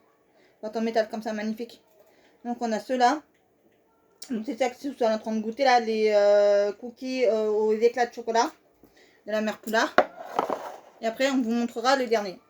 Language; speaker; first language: French; native; French